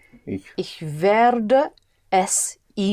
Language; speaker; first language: German; non-native, learner; English